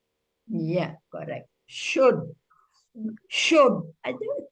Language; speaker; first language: English; non-native, fluent; Indonesian